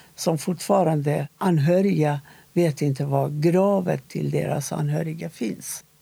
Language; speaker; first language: Swedish; non-native, fluent; Persian